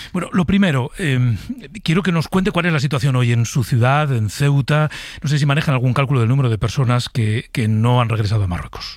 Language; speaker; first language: Spanish; native; Spanish